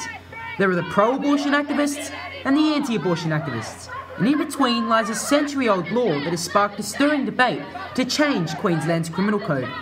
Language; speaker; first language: English; native; English